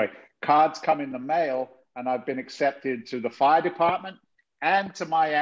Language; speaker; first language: English; native; English